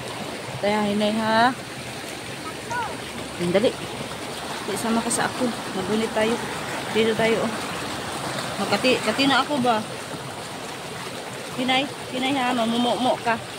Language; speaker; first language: Filipino; non-native, local second language; Cebuano